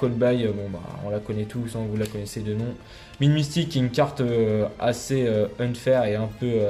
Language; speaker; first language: French; native; French